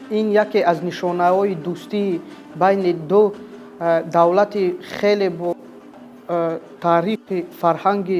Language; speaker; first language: Persian; non-native, local second language; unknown